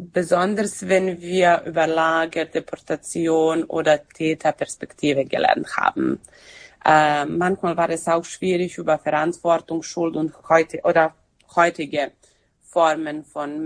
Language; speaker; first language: German; non-native, fluent; Serbian